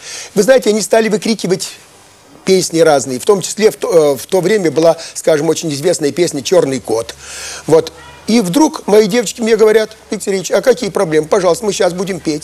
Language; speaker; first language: Russian; native; Russian